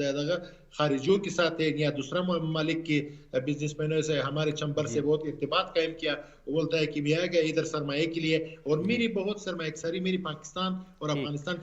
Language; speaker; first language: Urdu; non-native, learner; Pashto